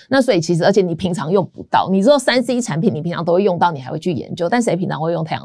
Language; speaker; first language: Chinese; native; Chinese